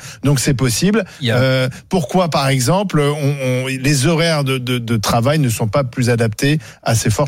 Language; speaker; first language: French; native; French